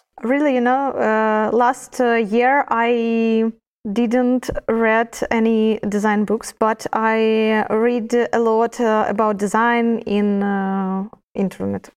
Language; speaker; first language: English; non-native, learner; Russian